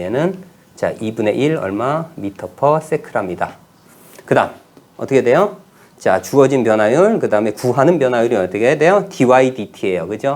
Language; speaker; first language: Korean; native; Korean